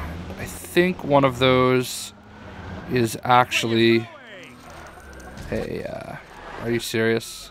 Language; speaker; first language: English; native; English